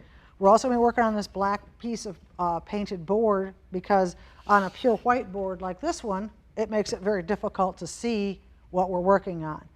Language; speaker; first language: English; native; English